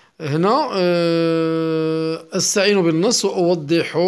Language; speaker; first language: Arabic; native; Arabic